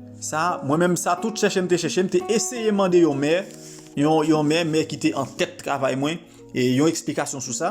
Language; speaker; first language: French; non-native, local second language; Haitian Creole